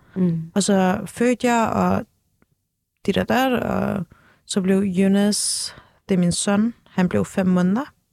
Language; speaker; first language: Danish; early bilingual, other home language; Turkish